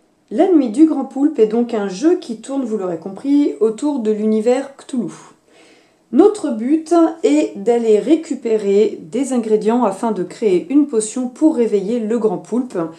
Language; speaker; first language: French; native; French